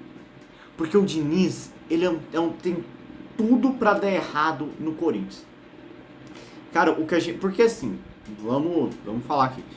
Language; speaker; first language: Portuguese; native; Portuguese